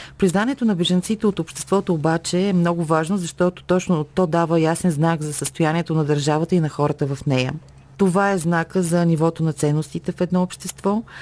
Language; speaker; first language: Bulgarian; native; Bulgarian